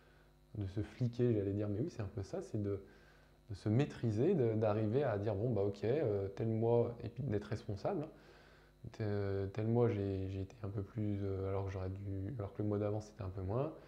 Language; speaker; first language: French; native; French